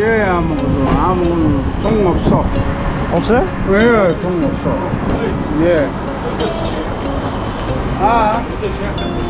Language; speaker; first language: Korean; non-native, learner; Mongolian